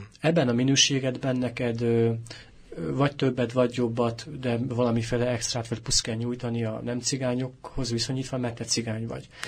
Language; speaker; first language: Hungarian; native; Hungarian